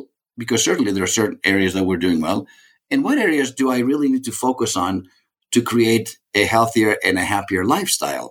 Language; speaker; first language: English; non-native, fluent; Greek